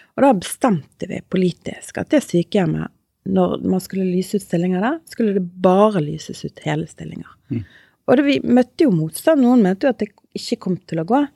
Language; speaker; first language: Norwegian; native; Norwegian